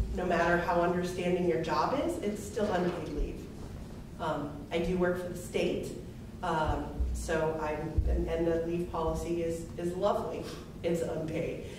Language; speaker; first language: English; native; English